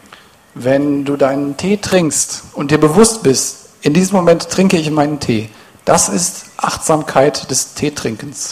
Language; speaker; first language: German; native; German